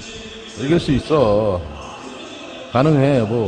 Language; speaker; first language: Korean; native; Korean